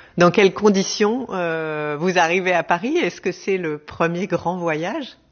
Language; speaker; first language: French; native; French